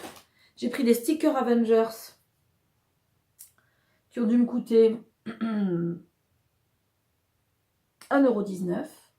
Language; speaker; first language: French; native; French